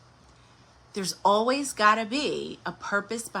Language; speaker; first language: English; native; English